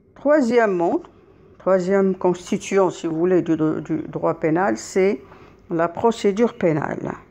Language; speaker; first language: French; non-native, local second language; Arabic